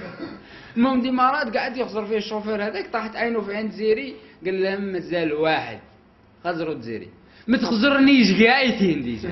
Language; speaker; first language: Arabic; native; Arabic